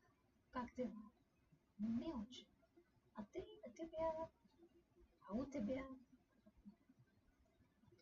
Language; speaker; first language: Russian; non-native, learner; English